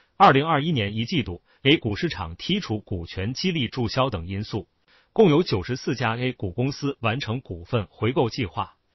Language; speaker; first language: Chinese; native; Chinese